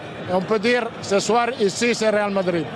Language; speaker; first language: French; non-native, learner; Italian